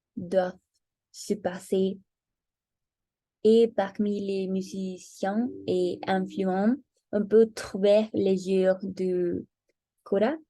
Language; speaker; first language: French; non-native, learner; Spanish